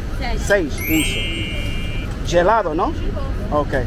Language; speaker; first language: Portuguese; non-native, learner; English